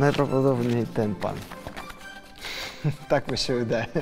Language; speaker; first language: Polish; non-native, learner; Russian